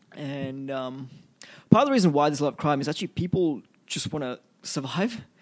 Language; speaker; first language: English; early bilingual, other home language; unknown